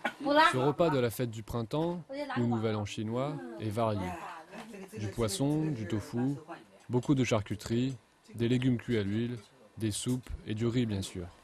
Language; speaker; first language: French; native; French